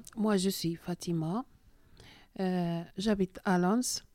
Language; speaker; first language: French; non-native, learner; Arabic